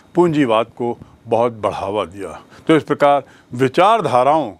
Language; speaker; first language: Hindi; native; Hindi